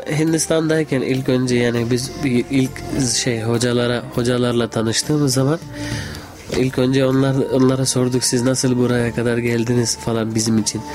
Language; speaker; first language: Turkish; non-native, fluent; Urdu